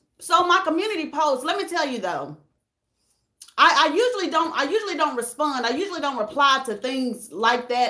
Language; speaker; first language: English; native; English